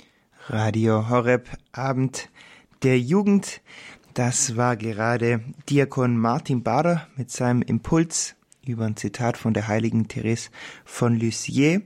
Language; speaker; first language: German; native; German